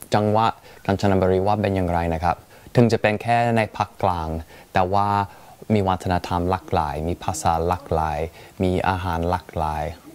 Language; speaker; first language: Thai; non-native, fluent; English